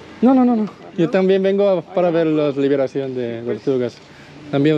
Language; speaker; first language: Spanish; non-native, learner; Korean